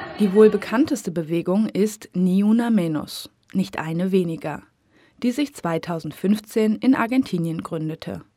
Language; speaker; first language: German; native; German